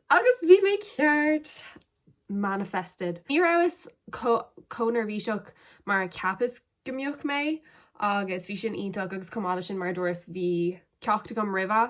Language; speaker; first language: Irish; non-native, local second language; English